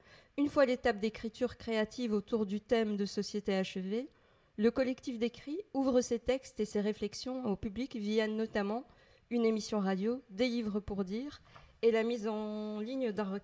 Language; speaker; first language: French; native; French